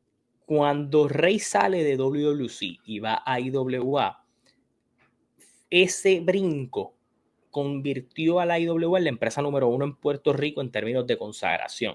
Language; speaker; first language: Spanish; native; Spanish